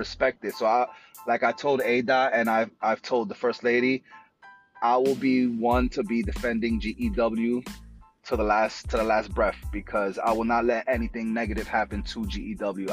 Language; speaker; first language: English; native; English